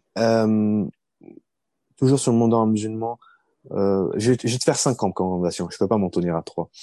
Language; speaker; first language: French; early bilingual, other home language; Arabic